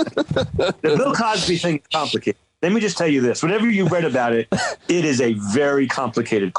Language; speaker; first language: English; native; English